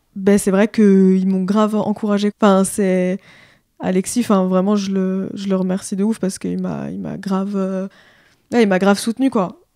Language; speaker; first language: French; native; French